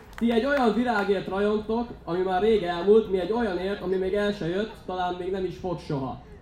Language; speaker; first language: Hungarian; native; Hungarian